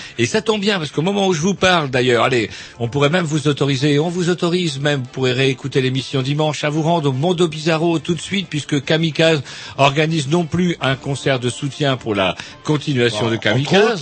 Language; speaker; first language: French; native; French